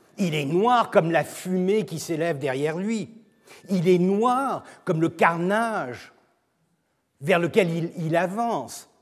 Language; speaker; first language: French; non-native, fluent; Turkish